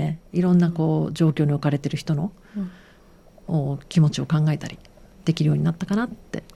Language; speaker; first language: Japanese; native; Japanese